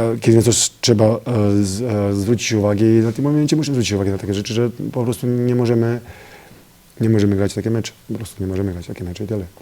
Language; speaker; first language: Polish; non-native, fluent; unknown